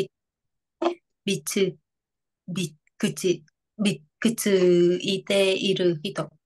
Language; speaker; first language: Japanese; non-native, learner; Vietnamese